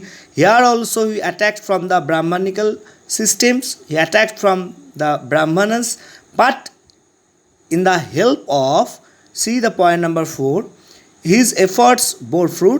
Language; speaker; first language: English; non-native, local second language; Bangla